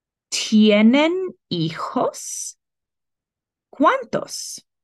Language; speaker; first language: Spanish; non-native, fluent; English